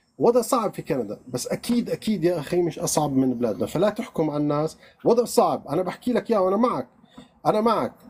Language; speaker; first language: Arabic; native; Arabic